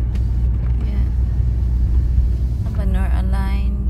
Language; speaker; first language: German; non-native, learner; Filipino